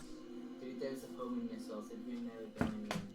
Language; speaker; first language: Welsh; non-native, local second language; English